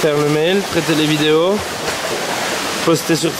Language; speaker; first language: French; native; French